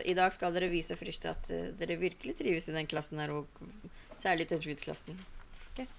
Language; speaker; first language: Norwegian; early bilingual, other home language; Urdu